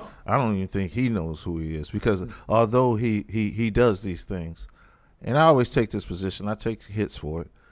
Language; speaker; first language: English; native; English